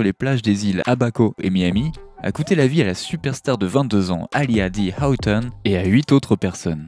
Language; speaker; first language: French; native; French